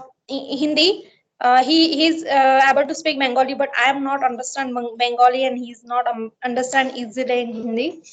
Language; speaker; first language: English; non-native, learner; Marathi